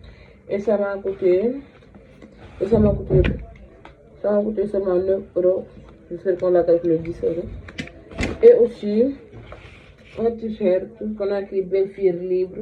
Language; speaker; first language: French; non-native, fluent; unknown